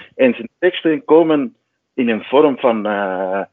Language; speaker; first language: Dutch; non-native, fluent; Spanish